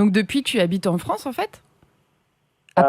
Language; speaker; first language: French; native; French